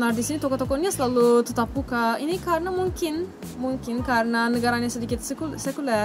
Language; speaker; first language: Indonesian; non-native, fluent; Turkish